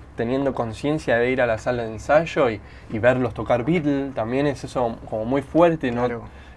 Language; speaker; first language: Spanish; native; Spanish